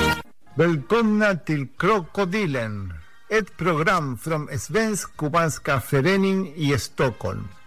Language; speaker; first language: Swedish; non-native, fluent; Spanish